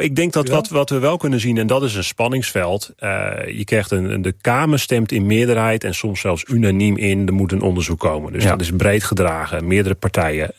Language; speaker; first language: Dutch; native; Dutch